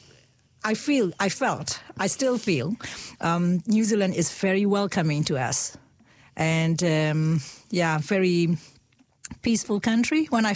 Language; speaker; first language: English; non-native, fluent; Burmese